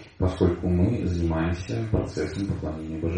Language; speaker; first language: Russian; native; Russian